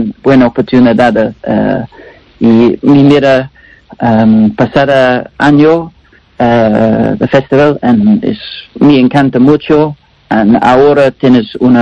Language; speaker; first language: Spanish; non-native, learner; English